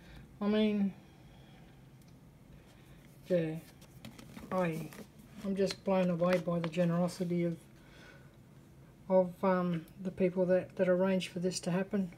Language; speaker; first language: English; native; English